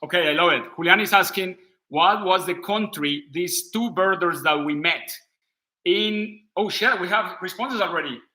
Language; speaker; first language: English; non-native, fluent; Spanish